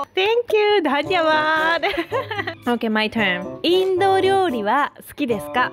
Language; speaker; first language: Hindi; non-native, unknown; Japanese